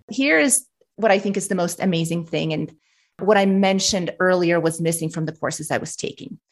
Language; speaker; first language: English; early bilingual, other home language; Russian